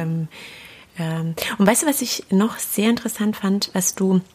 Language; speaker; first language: German; native; German